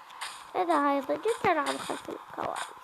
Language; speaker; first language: Arabic; native; Arabic